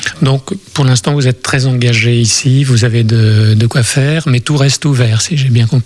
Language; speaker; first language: French; native; French